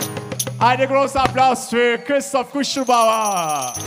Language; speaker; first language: German; non-native, fluent; Turkish